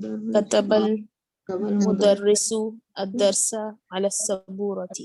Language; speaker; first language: Arabic; non-native, learner; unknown